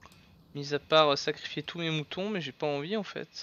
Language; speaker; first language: French; native; French